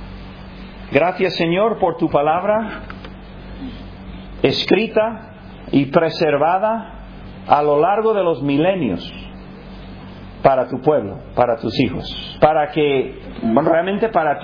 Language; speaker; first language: Spanish; non-native, fluent; English